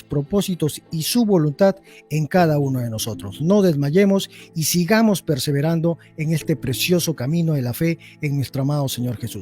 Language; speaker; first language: Spanish; native; Spanish